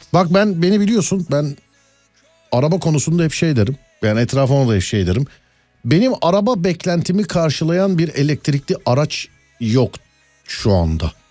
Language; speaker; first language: Turkish; native; Turkish